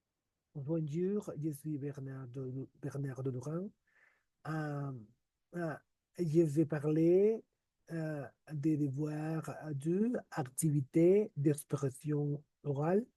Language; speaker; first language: French; non-native, learner; Spanish